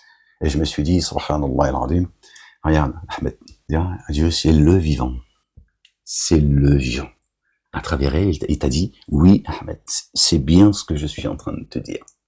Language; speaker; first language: French; native; French